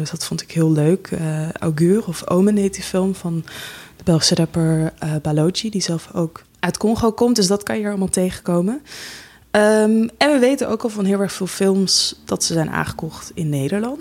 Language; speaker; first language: Dutch; native; Dutch